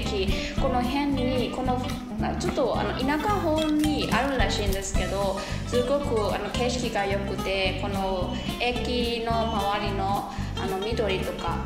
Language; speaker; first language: Japanese; non-native, fluent; Burmese